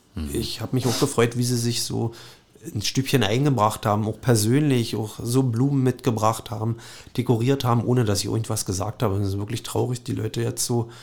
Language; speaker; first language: German; native; German